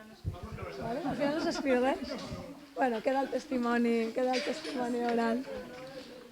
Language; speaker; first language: Catalan; native; Catalan